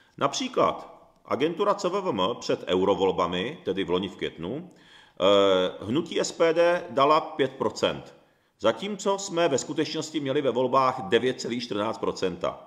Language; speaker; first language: Czech; early bilingual, other home language; Japanese